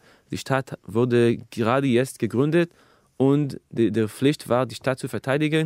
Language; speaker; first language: German; non-native, fluent; Hebrew